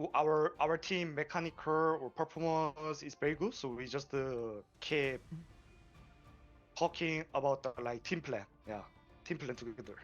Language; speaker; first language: English; non-native, learner; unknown